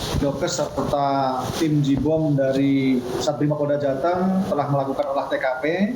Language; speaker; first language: Indonesian; native; Indonesian